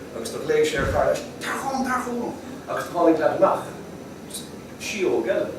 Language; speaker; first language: Irish; non-native, local second language; English